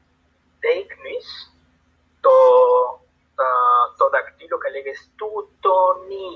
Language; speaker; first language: Greek; non-native, learner; Spanish